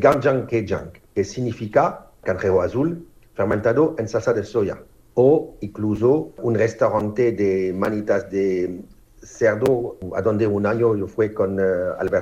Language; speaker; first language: Spanish; non-native, fluent; French